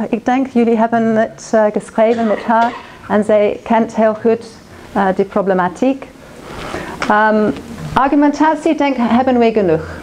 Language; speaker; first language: Dutch; non-native, learner; English